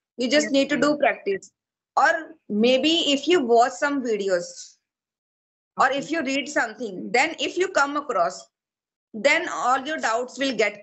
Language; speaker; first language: English; non-native, fluent; Hindi